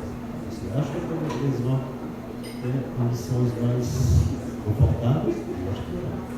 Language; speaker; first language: Portuguese; non-native, fluent; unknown